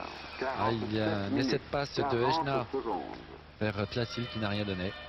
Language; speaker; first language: French; native; French